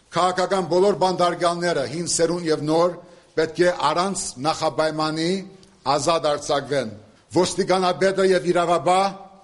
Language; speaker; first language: Armenian; early bilingual, heritage; Armenian